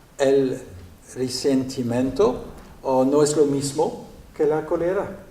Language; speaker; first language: Spanish; non-native, learner; French